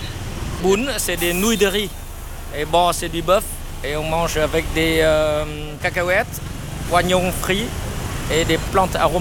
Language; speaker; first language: French; non-native, fluent; Vietnamese